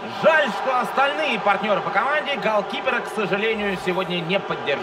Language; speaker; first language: Russian; native; Russian